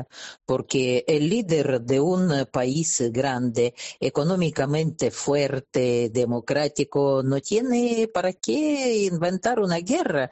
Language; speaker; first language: Spanish; non-native, fluent; Russian